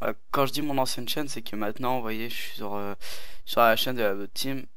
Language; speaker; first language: French; native; French